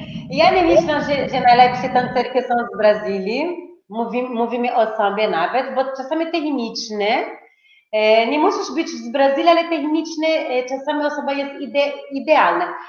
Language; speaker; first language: Polish; non-native, fluent; Portuguese